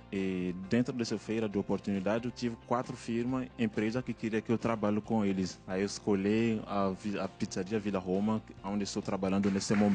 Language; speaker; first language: Portuguese; non-native, fluent; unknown